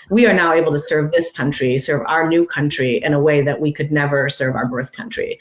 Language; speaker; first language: English; non-native, fluent; Persian